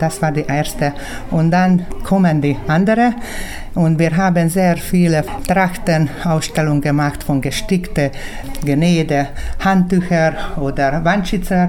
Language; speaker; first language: German; early bilingual, heritage; German